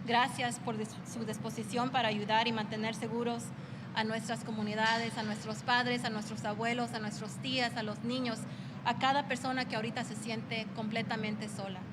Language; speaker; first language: Spanish; early bilingual, other home language; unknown